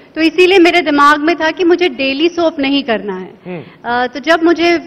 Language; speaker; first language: Hindi; native; Hindi